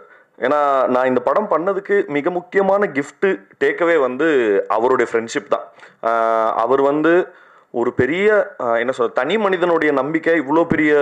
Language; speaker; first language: Tamil; native; Tamil